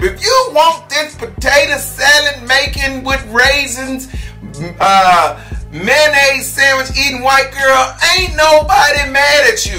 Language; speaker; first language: English; native; English